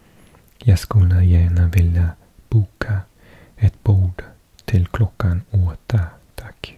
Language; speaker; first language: Swedish; non-native, learner; English